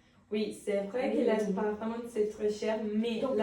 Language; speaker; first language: French; non-native, learner; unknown